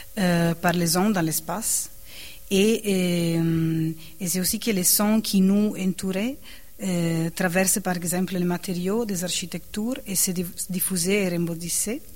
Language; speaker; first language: French; non-native, fluent; Italian